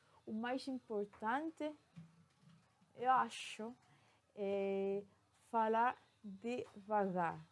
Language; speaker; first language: Portuguese; non-native, fluent; Spanish